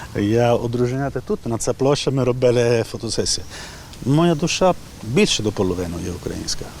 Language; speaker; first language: Ukrainian; non-native, learner; Italian